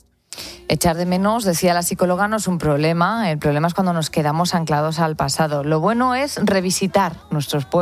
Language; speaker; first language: Spanish; native; Spanish